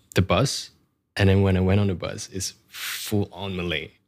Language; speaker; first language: English; non-native, local second language; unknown